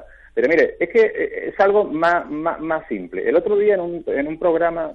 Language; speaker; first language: Spanish; native; Spanish